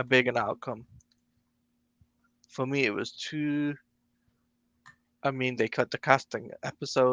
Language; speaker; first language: English; native; English